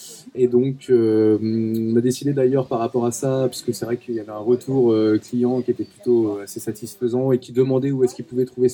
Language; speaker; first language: French; native; French